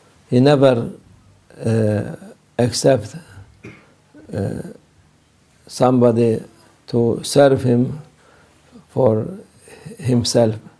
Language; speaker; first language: English; non-native, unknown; Turkish